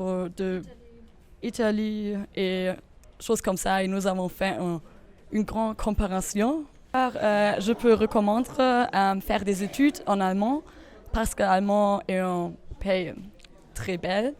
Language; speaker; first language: French; non-native, learner; German